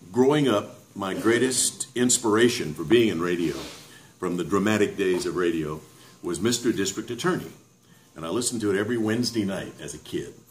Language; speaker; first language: English; native; English